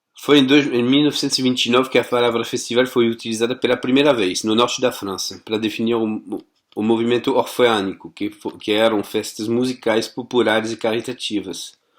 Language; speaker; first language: Portuguese; non-native, fluent; French